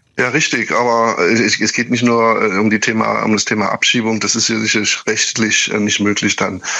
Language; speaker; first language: German; native; German